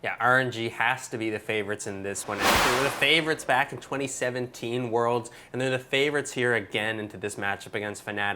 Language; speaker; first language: English; native; English